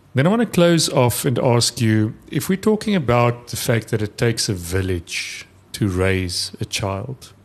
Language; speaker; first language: English; non-native, local second language; Afrikaans